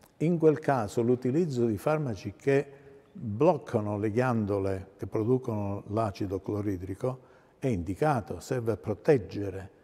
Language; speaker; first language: Italian; native; Italian